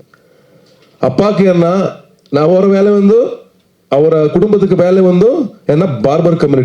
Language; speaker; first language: Tamil; non-native, learner; Kannada